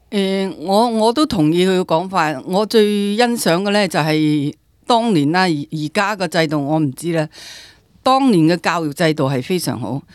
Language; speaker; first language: Cantonese; native; Cantonese